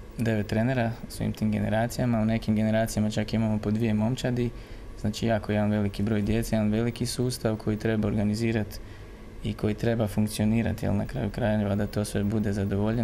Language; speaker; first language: Croatian; native; Croatian